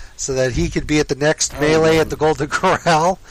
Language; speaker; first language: English; native; English